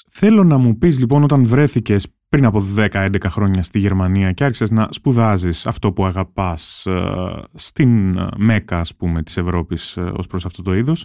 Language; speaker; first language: Greek; native; Greek